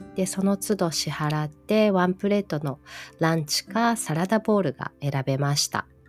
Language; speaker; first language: Japanese; early bilingual, heritage; Japanese